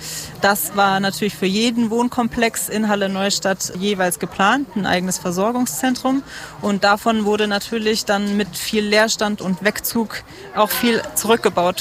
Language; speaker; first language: German; native; German